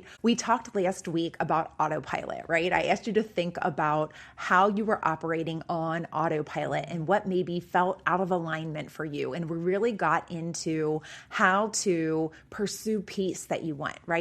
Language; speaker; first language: English; native; English